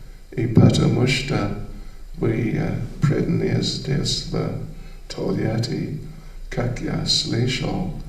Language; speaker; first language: Russian; non-native, learner; English